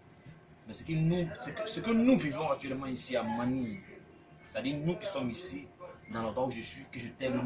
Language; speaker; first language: French; native; French